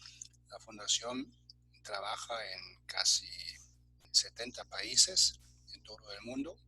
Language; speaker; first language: Spanish; non-native, fluent; German